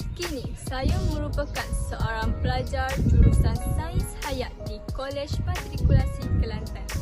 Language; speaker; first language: Malay; native; Malay